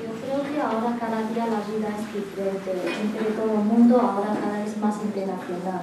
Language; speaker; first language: Spanish; non-native, learner; Chinese